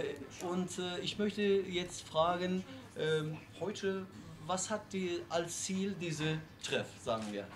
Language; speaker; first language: German; non-native, learner; Turkish